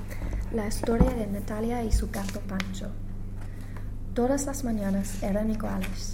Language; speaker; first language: Spanish; non-native, learner; English